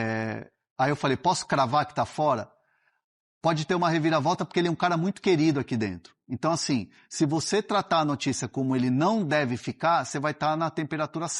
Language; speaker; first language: Portuguese; native; Portuguese